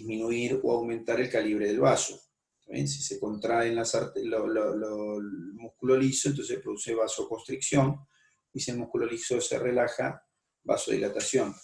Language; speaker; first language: Spanish; native; Spanish